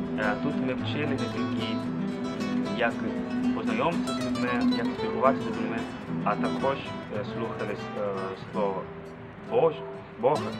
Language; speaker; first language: Ukrainian; non-native, learner; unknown